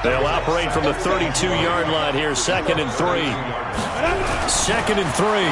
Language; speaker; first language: English; native; English